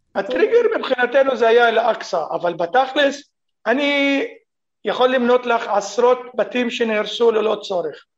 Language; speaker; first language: Hebrew; native; Hebrew